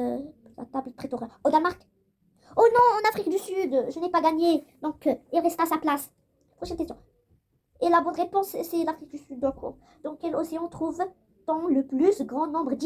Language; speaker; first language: French; non-native, local second language; Arabic